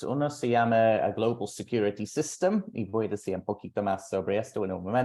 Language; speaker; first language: Spanish; non-native, fluent; English